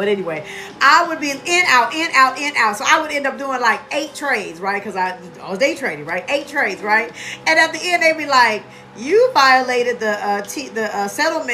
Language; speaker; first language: English; native; English